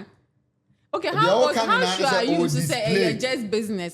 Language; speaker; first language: English; non-native, local second language; Akan